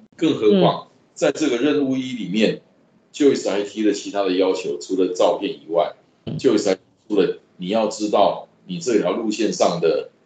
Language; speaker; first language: Chinese; native; Chinese